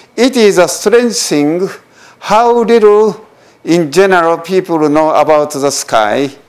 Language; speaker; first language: English; non-native, fluent; Japanese